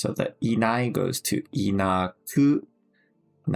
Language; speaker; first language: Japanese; non-native, fluent; English